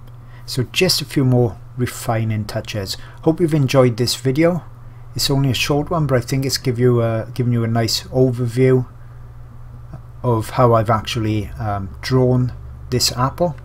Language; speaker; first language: English; native; English